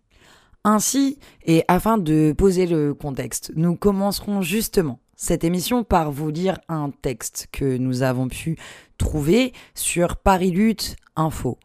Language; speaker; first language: French; native; French